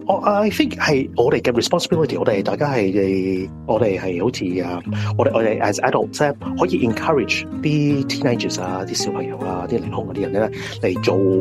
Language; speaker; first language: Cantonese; early bilingual, heritage; Cantonese